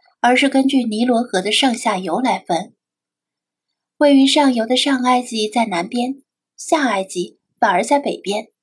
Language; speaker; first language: Chinese; native; Chinese